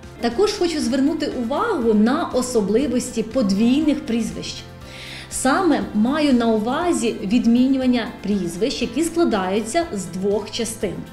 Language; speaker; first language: Ukrainian; native; Ukrainian